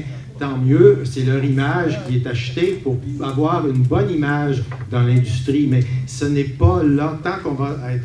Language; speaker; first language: French; native; French